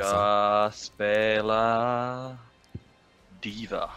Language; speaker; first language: Swedish; non-native, learner; Finnish